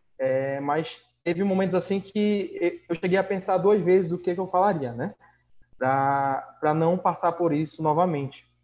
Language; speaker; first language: Portuguese; native; Portuguese